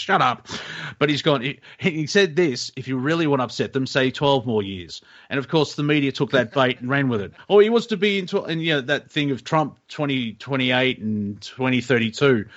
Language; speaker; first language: English; native; English